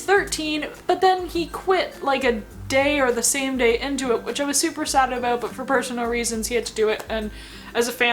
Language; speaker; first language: English; native; English